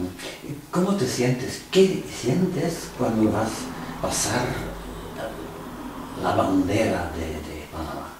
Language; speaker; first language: Spanish; non-native, learner; Dutch